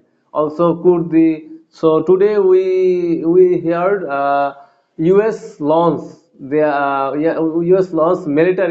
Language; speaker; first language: English; non-native, learner; Bangla